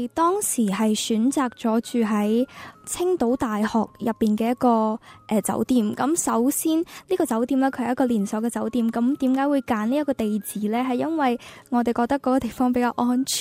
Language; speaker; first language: Cantonese; native; Cantonese